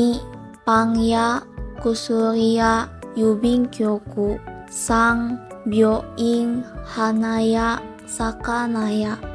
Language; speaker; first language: Japanese; non-native, learner; Indonesian